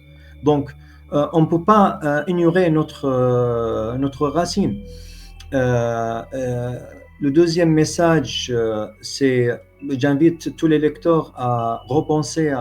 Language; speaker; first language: French; non-native, fluent; Arabic